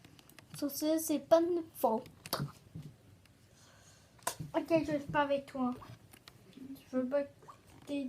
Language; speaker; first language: French; native; French